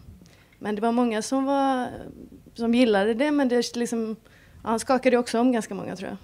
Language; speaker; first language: Swedish; non-native, fluent; Icelandic